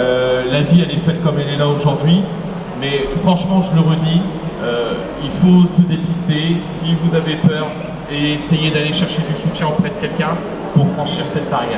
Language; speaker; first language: French; native; French